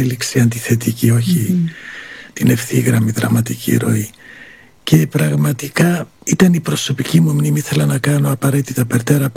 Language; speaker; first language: Greek; native; Greek